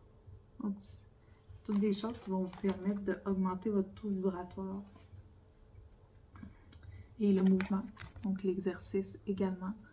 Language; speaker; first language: French; native; French